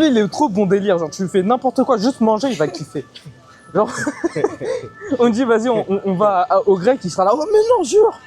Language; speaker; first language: French; native; French